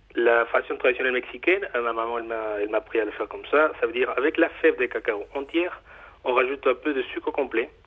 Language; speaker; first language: French; non-native, fluent; Spanish